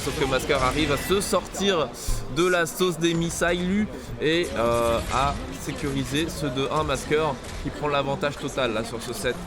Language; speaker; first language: French; native; French